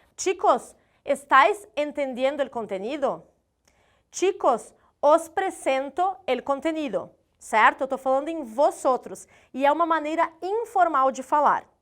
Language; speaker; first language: Portuguese; native; Portuguese